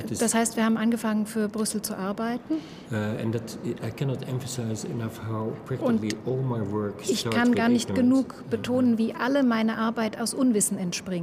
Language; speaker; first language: German; non-native, fluent; Dutch